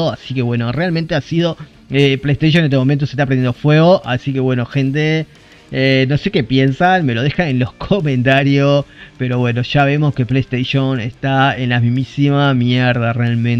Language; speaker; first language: Spanish; native; Spanish